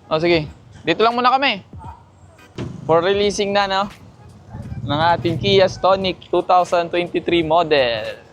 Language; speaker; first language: Filipino; non-native, local second language; Cebuano